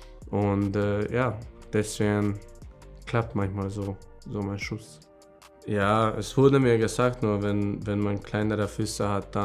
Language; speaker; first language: German; non-native, fluent; Hungarian